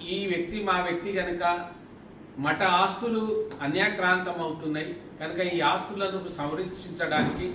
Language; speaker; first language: Telugu; non-native, local second language; Lambadi